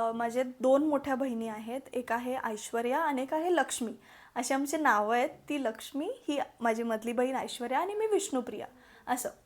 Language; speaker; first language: Marathi; non-native, local second language; Malayalam